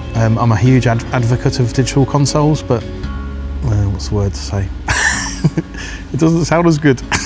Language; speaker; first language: English; native; English